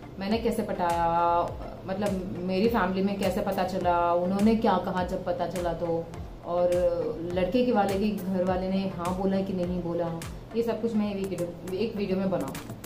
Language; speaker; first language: Hindi; non-native, local second language; Telugu